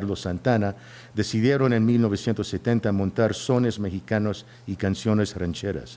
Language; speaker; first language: Spanish; early bilingual, heritage; Spanish